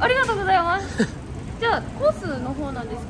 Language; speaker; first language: Japanese; native; Japanese